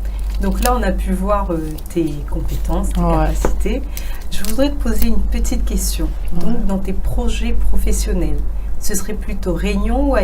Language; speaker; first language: French; native; French